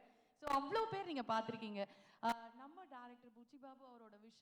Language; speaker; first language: Tamil; native; Tamil